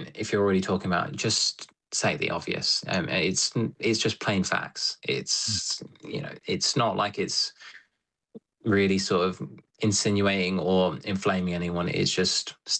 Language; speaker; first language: English; native; English